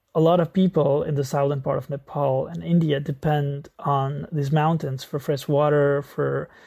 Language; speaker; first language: English; non-native, local second language; Nepali